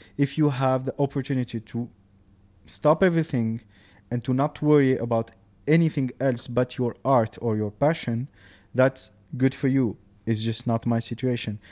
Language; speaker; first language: English; non-native, fluent; Arabic